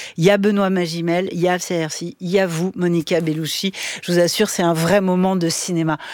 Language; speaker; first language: French; native; French